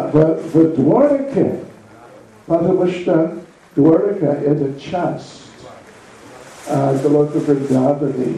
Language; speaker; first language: Russian; non-native, learner; English